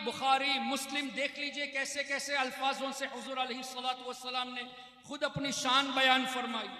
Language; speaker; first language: Urdu; non-native, fluent; Memoni